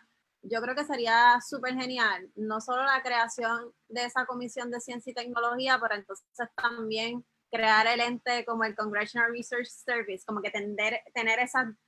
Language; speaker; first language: Spanish; native; Spanish